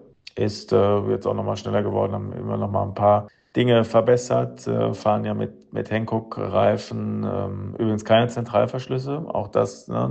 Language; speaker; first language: German; native; German